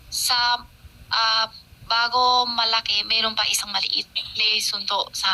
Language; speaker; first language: Filipino; non-native, learner; Chinese